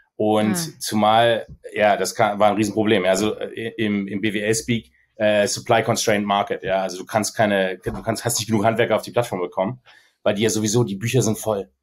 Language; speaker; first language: German; native; German